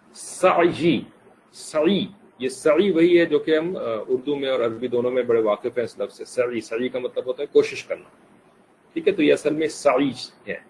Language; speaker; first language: Urdu; native; Urdu